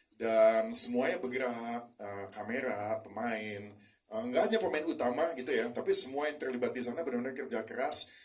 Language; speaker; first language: Indonesian; native; Indonesian